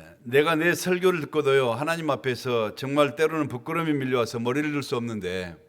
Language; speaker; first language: Korean; native; Korean